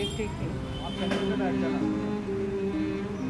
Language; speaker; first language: Hindi; non-native, learner; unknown